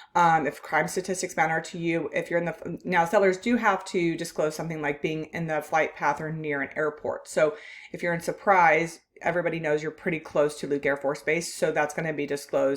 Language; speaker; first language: English; native; English